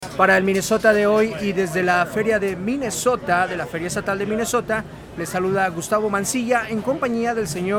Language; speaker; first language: Spanish; native; Spanish